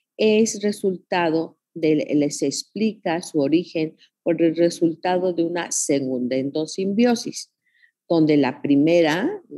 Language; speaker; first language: Spanish; native; Spanish